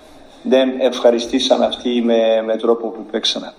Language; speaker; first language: Greek; non-native, learner; Serbian